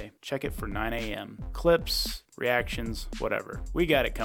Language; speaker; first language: English; native; English